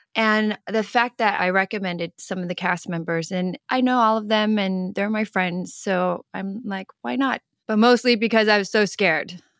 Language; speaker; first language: English; non-native, local second language; Cantonese